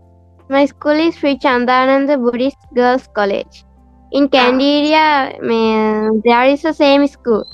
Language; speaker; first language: English; non-native, learner; Sinhala